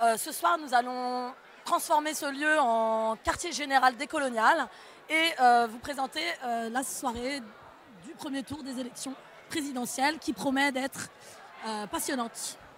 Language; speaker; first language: French; native; French